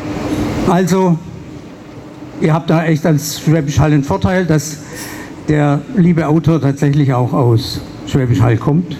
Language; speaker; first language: German; native; German